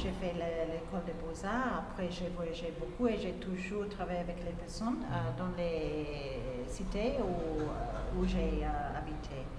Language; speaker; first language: French; non-native, fluent; English